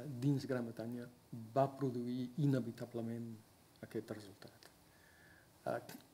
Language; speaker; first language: Catalan; non-native, fluent; English